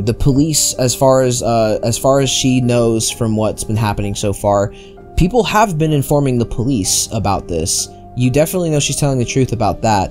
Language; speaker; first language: English; native; English